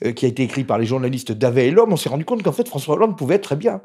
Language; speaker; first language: French; native; French